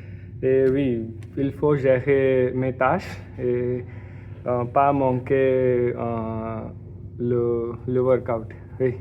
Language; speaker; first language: French; non-native, learner; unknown